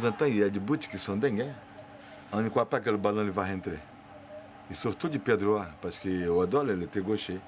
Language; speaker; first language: French; non-native, fluent; Portuguese